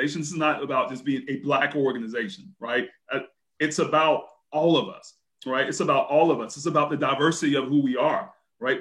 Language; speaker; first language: English; native; English